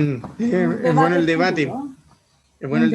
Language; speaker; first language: Spanish; native; Spanish